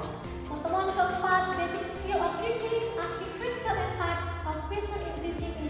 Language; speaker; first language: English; non-native, fluent; Indonesian